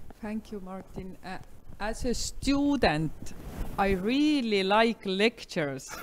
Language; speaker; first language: English; non-native, fluent; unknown